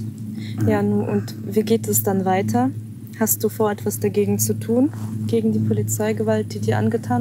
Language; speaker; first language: German; native; German